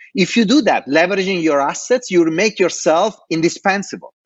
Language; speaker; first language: English; non-native, fluent; Italian